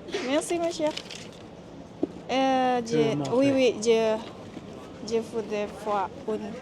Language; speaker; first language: French; non-native, learner; Indonesian